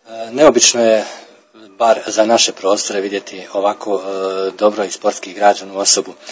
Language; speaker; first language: Croatian; native; Croatian